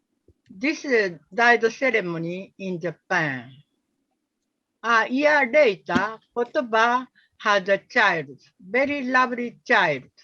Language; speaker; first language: English; non-native, learner; Japanese